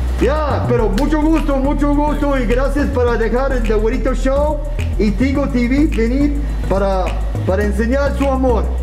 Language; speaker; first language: Spanish; non-native, learner; English